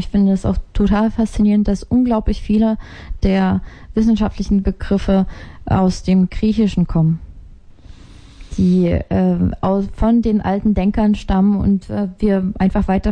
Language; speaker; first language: German; native; German